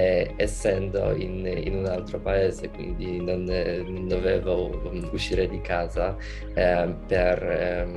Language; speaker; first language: Italian; non-native, fluent; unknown